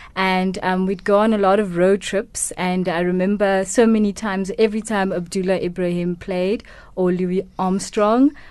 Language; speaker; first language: English; non-native, local second language; Tswana